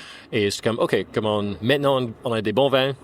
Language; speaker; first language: French; non-native, fluent; English